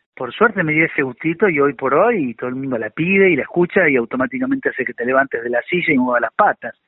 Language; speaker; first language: Spanish; native; Spanish